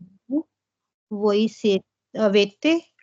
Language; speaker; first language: Italian; non-native, learner; Urdu